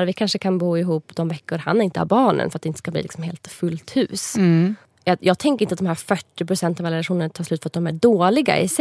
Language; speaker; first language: Swedish; native; Swedish